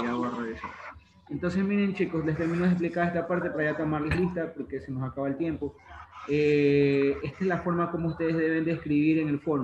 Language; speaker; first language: Spanish; native; Spanish